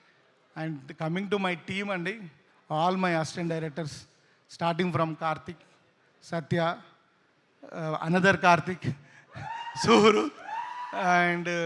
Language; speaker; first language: Telugu; native; Telugu